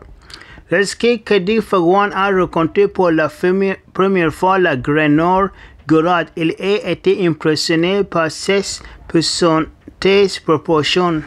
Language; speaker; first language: French; non-native, learner; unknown